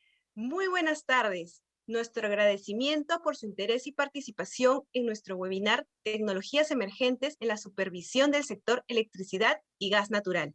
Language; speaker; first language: Spanish; native; Spanish